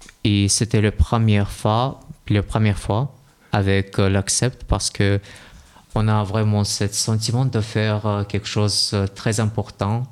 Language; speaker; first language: French; non-native, fluent; Russian